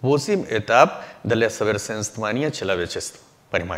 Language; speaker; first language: Russian; non-native, learner; Hindi